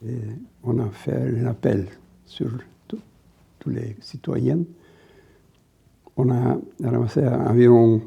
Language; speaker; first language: French; non-native, fluent; Bulgarian